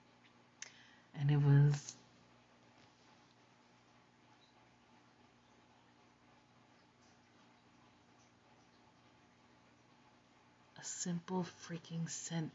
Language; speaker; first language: English; native; English